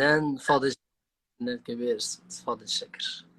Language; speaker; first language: Arabic; native; Arabic